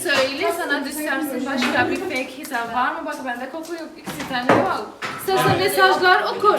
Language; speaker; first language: Turkish; non-native, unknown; Arabic